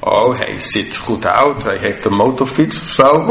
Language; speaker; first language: Dutch; non-native, fluent; English